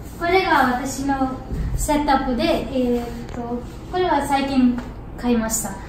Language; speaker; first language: Japanese; non-native, fluent; Hindi